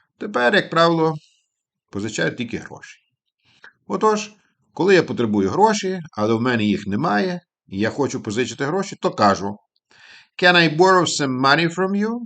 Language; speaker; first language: Ukrainian; native; Ukrainian